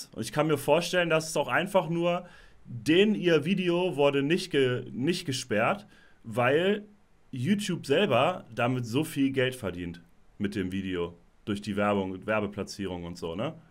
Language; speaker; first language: German; native; German